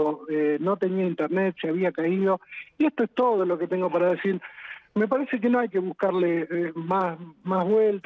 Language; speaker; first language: Spanish; native; Spanish